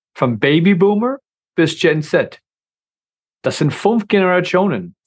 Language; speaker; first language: German; non-native, fluent; English